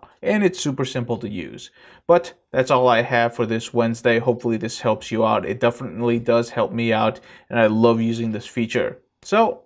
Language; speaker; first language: English; native; English